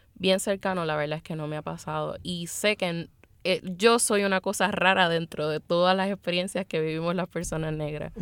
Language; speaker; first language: Spanish; native; Spanish